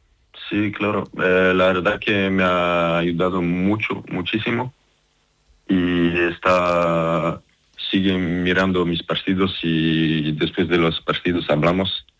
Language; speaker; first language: Spanish; non-native, learner; Serbian